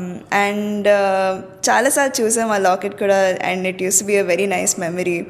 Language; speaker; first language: Telugu; early bilingual, heritage; Telugu